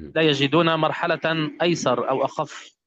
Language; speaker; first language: Arabic; native; Arabic